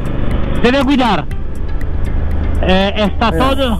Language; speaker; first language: Spanish; non-native, learner; Italian